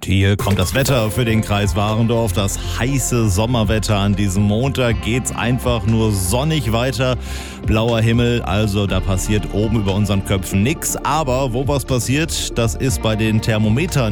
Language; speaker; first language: German; native; German